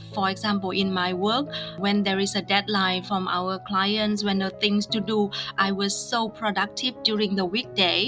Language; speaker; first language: English; non-native, fluent; Vietnamese